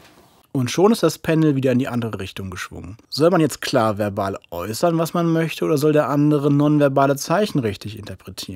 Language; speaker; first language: German; native; German